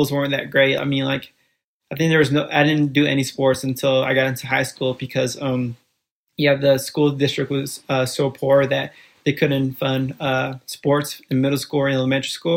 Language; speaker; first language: English; early bilingual, other home language; Spanish